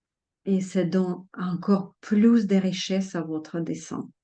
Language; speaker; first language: French; non-native, fluent; Russian